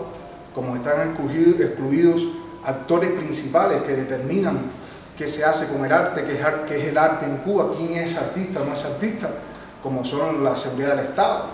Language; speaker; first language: Spanish; native; Spanish